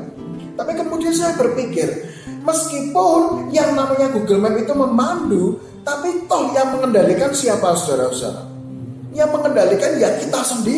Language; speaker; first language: Indonesian; native; Indonesian